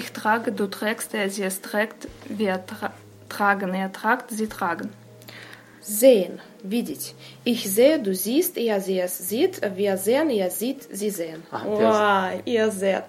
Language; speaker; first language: German; non-native, learner; Russian